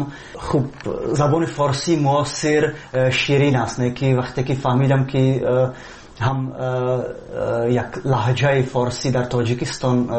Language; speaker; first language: Persian; non-native, fluent; Czech